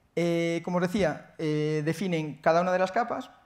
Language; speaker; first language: Spanish; native; Spanish